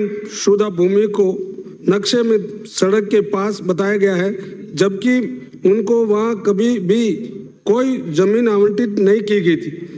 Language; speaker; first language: Hindi; native; Hindi